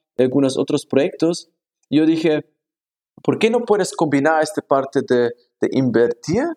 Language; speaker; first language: Spanish; non-native, fluent; German